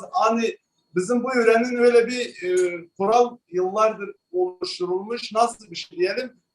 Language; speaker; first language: Turkish; native; Turkish